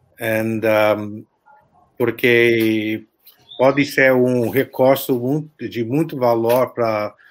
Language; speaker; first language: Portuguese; non-native, learner; English